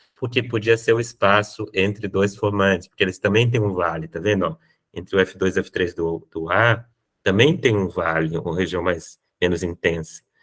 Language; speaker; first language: Portuguese; native; Portuguese